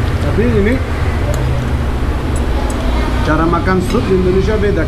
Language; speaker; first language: Indonesian; non-native, learner; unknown